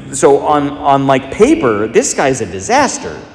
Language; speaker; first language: English; native; English